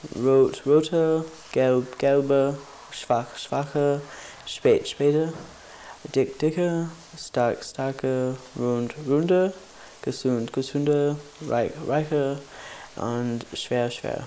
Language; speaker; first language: German; non-native, learner; English